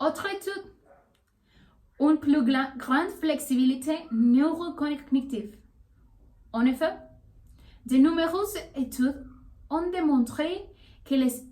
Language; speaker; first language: French; non-native, learner; Spanish